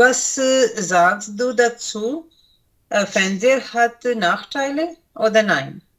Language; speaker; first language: German; non-native, learner; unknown